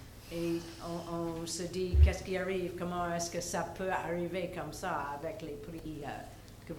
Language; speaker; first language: French; non-native, local second language; English